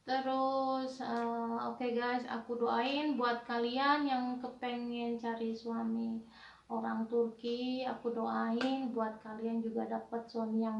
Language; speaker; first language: Indonesian; non-native, local second language; Javanese